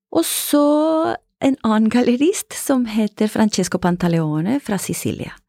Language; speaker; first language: Norwegian; non-native, fluent; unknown